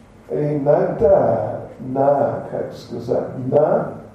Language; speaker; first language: Russian; non-native, learner; English